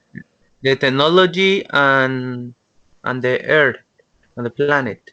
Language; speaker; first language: English; non-native, learner; Spanish